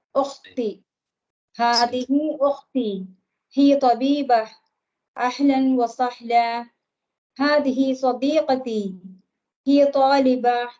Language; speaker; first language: Arabic; non-native, learner; Tamil